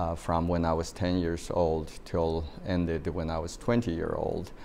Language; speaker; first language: English; non-native, fluent; Chinese